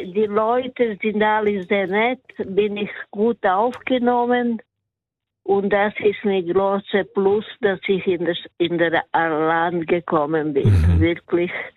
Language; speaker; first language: German; non-native, learner; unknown